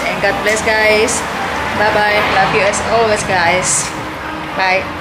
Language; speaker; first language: English; non-native, learner; Indonesian